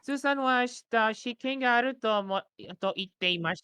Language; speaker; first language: Japanese; non-native, learner; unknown